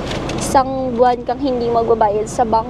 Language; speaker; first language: Filipino; non-native, local second language; Hiligaynon